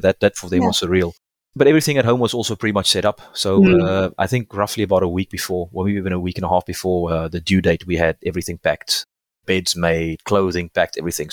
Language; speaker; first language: English; non-native, local second language; Afrikaans